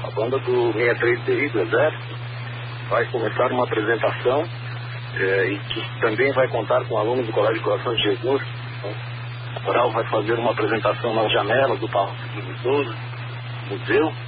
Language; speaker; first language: Portuguese; native; Portuguese